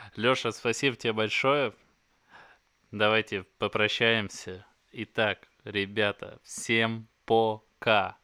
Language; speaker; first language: Russian; native; Russian